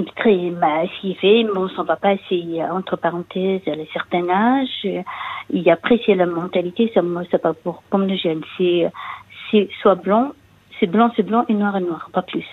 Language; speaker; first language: French; non-native, local second language; Arabic